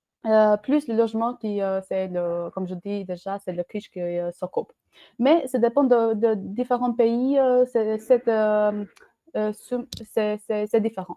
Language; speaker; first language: French; non-native, learner; Albanian